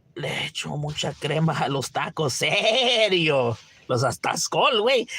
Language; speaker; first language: Spanish; early bilingual, heritage; Spanish